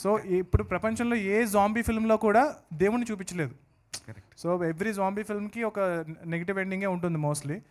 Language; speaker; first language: Telugu; native; Telugu